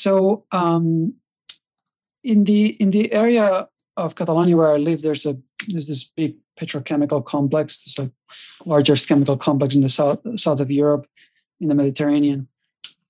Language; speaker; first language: English; non-native, fluent; Catalan